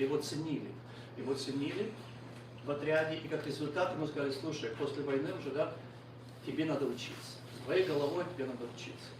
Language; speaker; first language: Russian; native; Russian